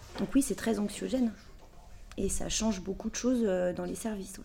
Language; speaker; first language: French; native; French